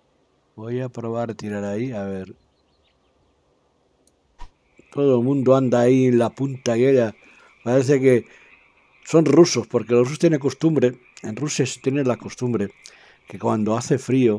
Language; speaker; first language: Spanish; native; Spanish